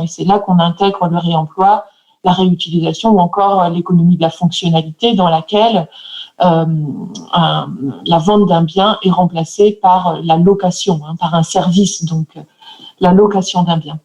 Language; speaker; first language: French; native; French